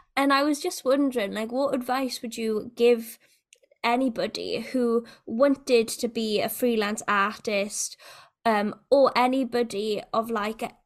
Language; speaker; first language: English; native; English